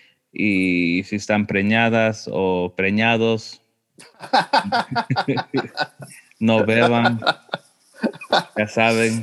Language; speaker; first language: Spanish; early bilingual, heritage; Spanish